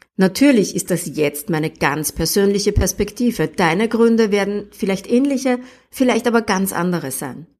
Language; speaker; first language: German; native; German